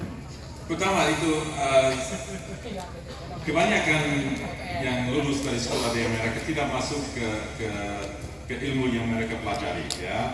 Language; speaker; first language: Indonesian; non-native, fluent; English